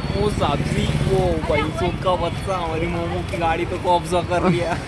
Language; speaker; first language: Hindi; non-native, local second language; Marathi